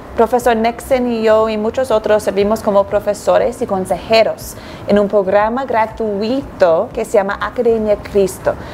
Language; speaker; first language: Spanish; non-native, fluent; English